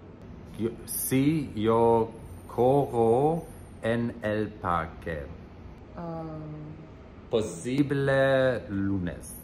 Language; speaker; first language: Spanish; non-native, learner; English